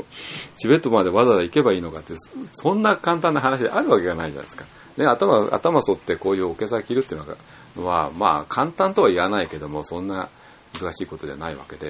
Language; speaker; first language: Japanese; native; Japanese